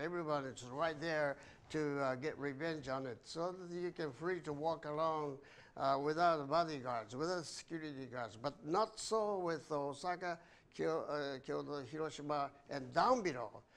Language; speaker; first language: English; non-native, fluent; Japanese